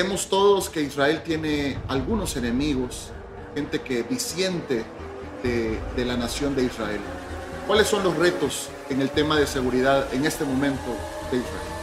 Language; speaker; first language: Spanish; native; Spanish